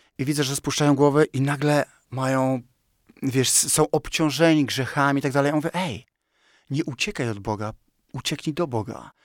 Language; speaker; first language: Polish; native; Polish